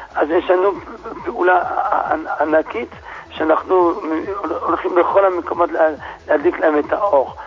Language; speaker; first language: Hebrew; non-native, fluent; French